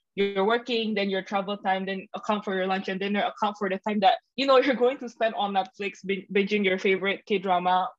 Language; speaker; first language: English; non-native, fluent; Indonesian